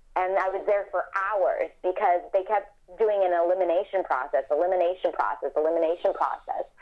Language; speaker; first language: English; native; English